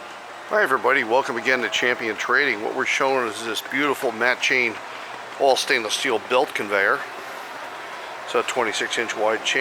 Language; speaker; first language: English; native; English